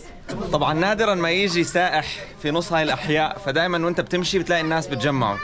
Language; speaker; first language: Arabic; native; Arabic